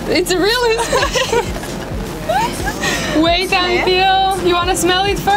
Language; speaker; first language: English; non-native, fluent; Romanian